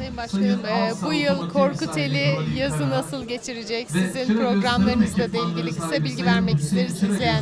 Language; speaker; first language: Turkish; native; Turkish